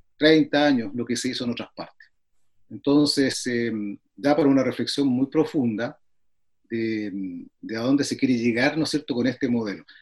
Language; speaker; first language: Spanish; native; Spanish